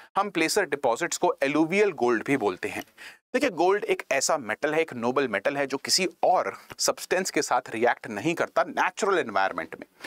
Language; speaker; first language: Hindi; native; Hindi